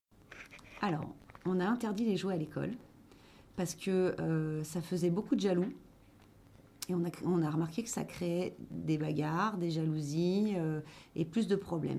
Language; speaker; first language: French; native; French